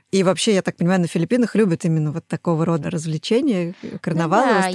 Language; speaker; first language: Russian; native; Russian